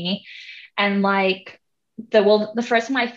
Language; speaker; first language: English; non-native, local second language; Cantonese